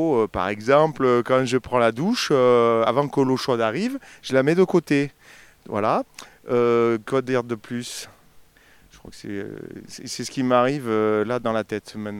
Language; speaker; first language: French; native; French